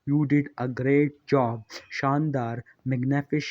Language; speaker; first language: English; non-native, local second language; Urdu